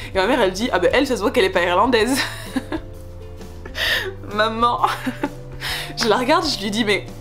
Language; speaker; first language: French; native; French